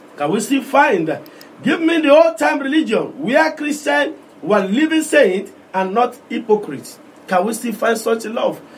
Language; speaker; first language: English; non-native, local second language; Yoruba